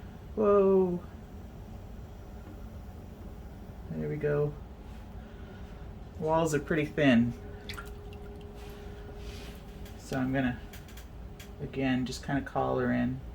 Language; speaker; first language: English; native; English